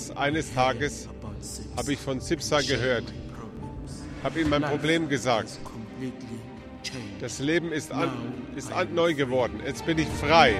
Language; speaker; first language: German; early bilingual, heritage; German